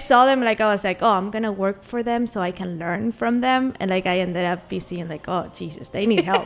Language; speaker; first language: English; non-native, fluent; Spanish